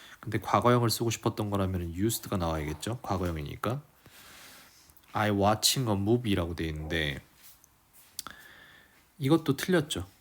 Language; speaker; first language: Korean; native; Korean